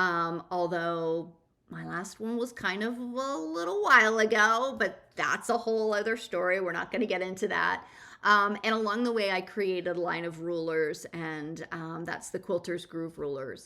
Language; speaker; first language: English; native; English